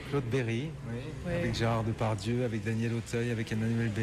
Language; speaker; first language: French; native; French